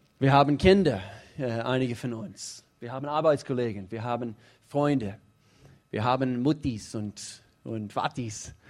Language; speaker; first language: German; non-native, fluent; English